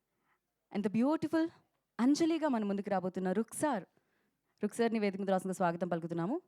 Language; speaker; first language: Telugu; native; Telugu